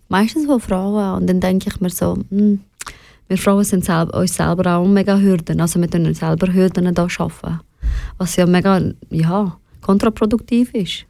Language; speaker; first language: German; non-native, fluent; Persian